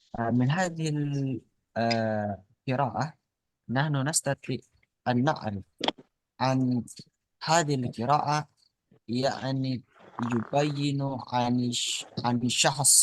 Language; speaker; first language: Arabic; non-native, fluent; Indonesian